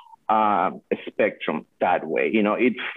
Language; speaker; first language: English; non-native, fluent; Spanish